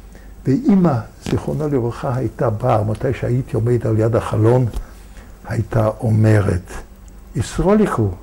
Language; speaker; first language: Hebrew; non-native, fluent; Yiddish